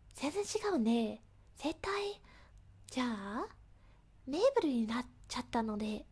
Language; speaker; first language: Japanese; non-native, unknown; English